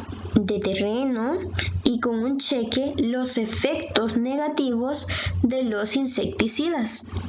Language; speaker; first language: Spanish; native; Spanish